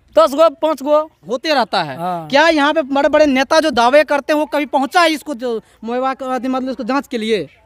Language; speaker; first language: Hindi; native; Hindi